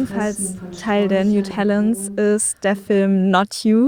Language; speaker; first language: German; native; German